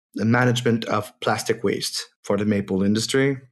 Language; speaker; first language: English; non-native, fluent; French